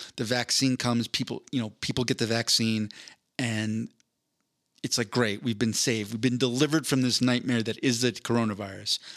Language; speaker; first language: English; native; English